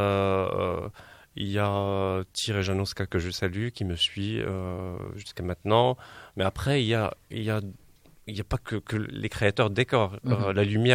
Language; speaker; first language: French; non-native, local second language; Arabic